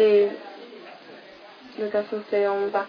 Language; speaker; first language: French; non-native, learner; English